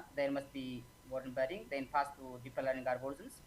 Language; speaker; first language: English; non-native, local second language; Amharic